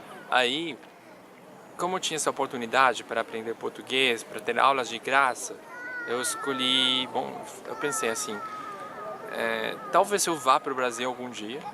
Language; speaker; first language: Portuguese; non-native, fluent; Spanish